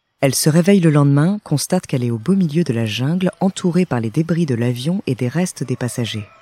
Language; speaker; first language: French; native; French